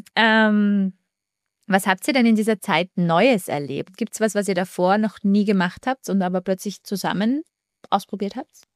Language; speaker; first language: German; native; German